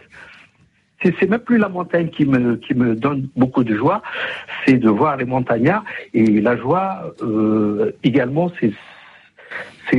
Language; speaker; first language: French; non-native, local second language; Kabyle